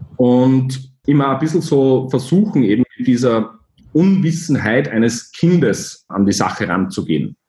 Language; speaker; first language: German; native; German